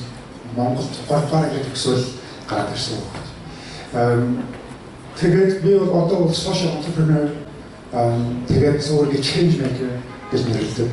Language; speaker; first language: Mongolian; early bilingual, heritage; Mongolian